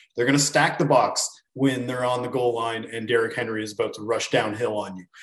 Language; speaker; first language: English; native; English